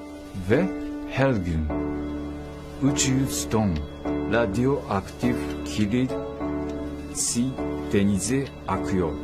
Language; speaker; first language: Turkish; non-native, learner; Japanese